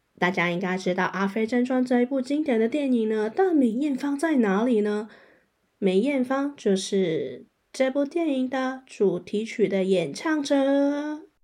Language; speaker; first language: Chinese; non-native, local second language; Cantonese